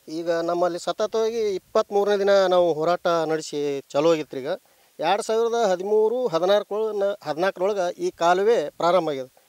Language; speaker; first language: Kannada; native; Kannada